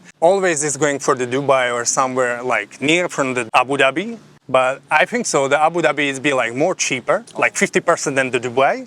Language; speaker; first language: English; non-native, fluent; Slovak